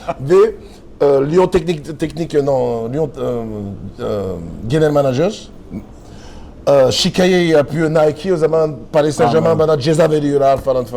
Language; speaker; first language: Turkish; non-native, learner; French